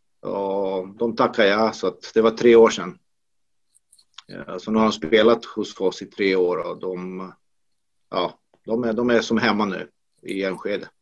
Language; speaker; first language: Swedish; non-native, fluent; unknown